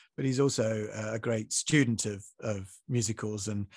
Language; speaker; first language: English; native; English